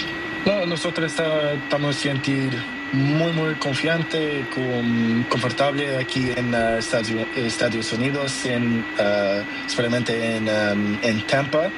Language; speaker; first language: Spanish; non-native, learner; Portuguese